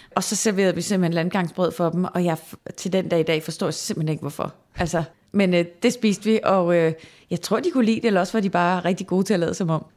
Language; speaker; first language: Danish; native; Danish